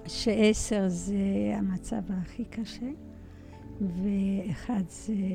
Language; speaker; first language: Hebrew; early bilingual, other home language; Polish